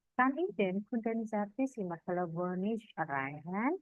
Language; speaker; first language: German; non-native, fluent; Indonesian